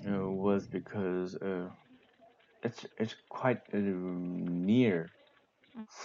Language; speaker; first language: English; non-native, learner; Korean